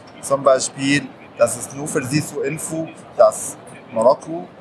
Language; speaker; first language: German; non-native, learner; Arabic